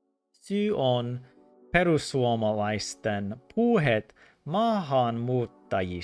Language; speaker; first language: Finnish; non-native, learner; English